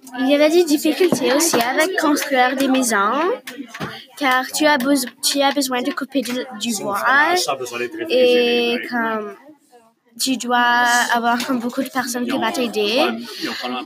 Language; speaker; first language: French; non-native, learner; English